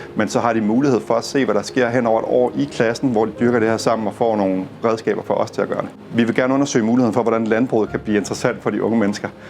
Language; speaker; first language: Danish; native; Danish